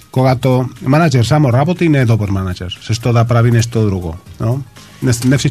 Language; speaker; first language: Bulgarian; non-native, learner; Spanish